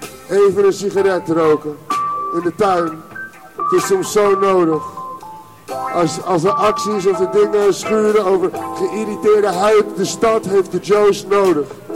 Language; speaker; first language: Dutch; native; Dutch